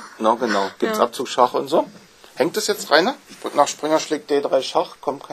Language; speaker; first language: German; native; German